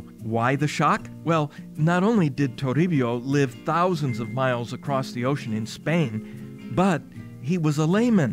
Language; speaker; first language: English; native; English